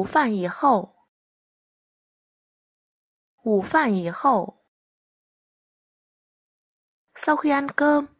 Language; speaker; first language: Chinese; non-native, fluent; Vietnamese